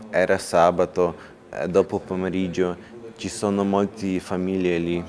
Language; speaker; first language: Italian; non-native, learner; Ukrainian